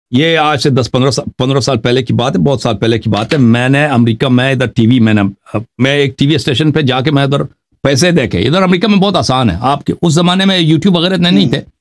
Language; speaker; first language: Urdu; non-native, fluent; Persian